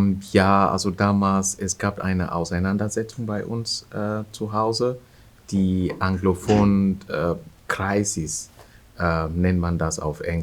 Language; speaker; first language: German; non-native, fluent; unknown